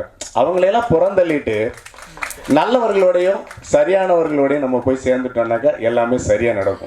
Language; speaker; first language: Tamil; native; Tamil